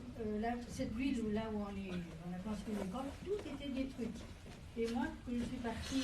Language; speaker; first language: French; non-native, fluent; Persian